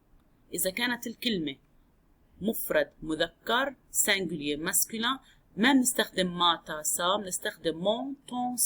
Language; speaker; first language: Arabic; native; Arabic